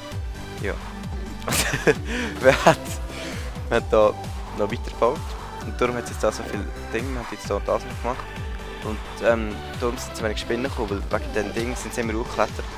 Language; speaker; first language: German; native; German